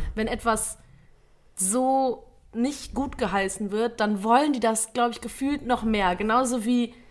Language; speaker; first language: German; early bilingual, other home language; Vietnamese